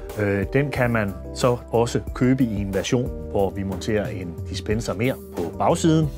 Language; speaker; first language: Danish; native; Danish